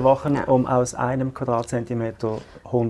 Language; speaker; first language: German; native; German